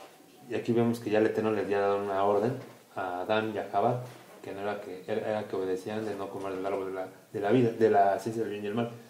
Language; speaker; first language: Spanish; native; Spanish